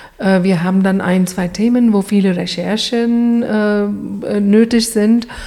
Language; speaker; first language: German; non-native, fluent; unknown